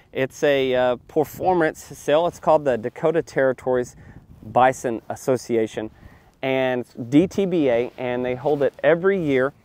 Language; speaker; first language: English; native; English